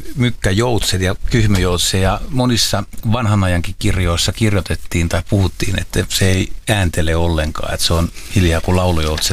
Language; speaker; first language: Finnish; native; Finnish